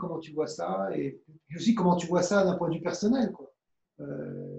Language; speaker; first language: French; native; French